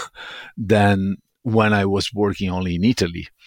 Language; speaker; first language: English; non-native, fluent; Italian